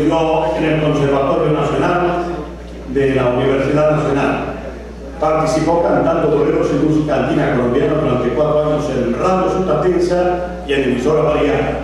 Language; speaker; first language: Spanish; native; Spanish